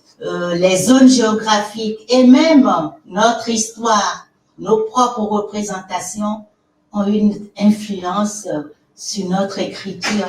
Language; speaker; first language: French; non-native, local second language; Fon